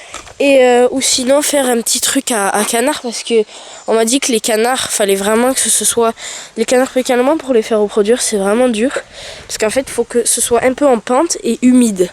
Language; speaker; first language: French; native; French